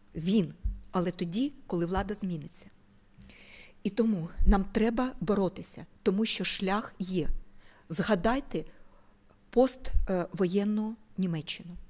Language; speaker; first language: Ukrainian; non-native, local second language; Russian